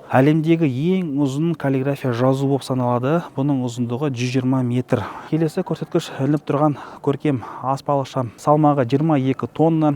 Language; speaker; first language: Kazakh; native; Kazakh